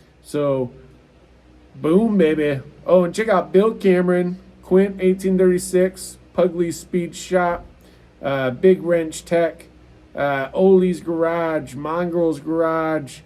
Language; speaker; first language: English; native; English